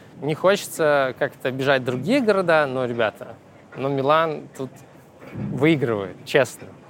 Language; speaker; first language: Russian; native; Russian